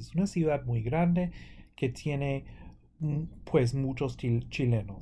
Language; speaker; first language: Spanish; non-native, fluent; English